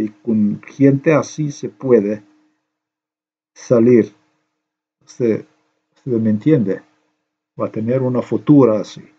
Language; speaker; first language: Spanish; non-native, learner; Slovenian